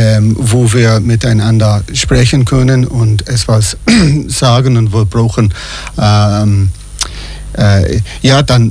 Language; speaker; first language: German; non-native, fluent; English